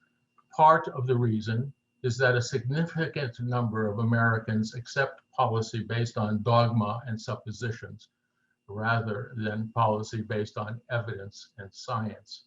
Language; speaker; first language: English; native; English